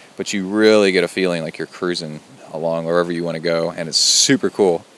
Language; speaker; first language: English; native; English